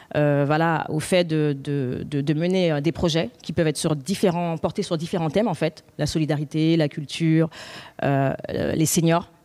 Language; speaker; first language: French; native; French